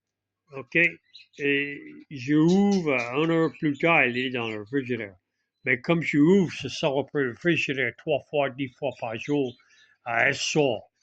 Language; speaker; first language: French; non-native, fluent; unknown